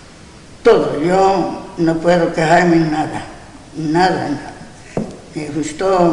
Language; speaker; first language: Spanish; non-native, local second language; Galician